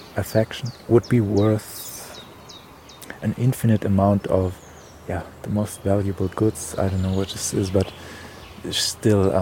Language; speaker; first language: English; non-native, fluent; German